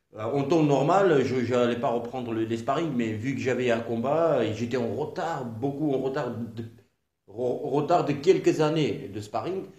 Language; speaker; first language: French; non-native, fluent; Georgian